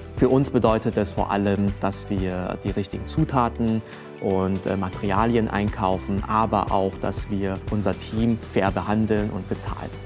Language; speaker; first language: German; early bilingual, other home language; Cantonese